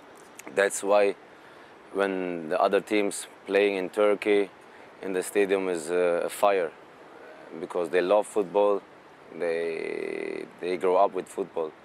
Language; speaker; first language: English; non-native, fluent; German